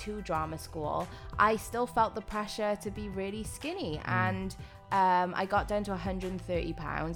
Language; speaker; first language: English; native; English